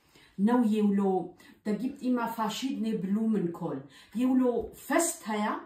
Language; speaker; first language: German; non-native, learner; Kurdish